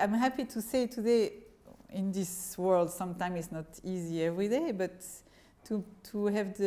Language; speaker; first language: English; non-native, fluent; French